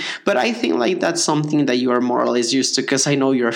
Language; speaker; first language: English; non-native, fluent; Spanish